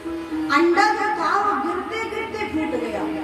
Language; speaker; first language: Hindi; native; Hindi